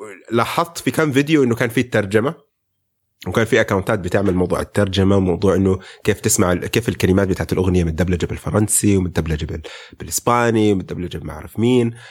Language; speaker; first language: Arabic; early bilingual, heritage; Arabic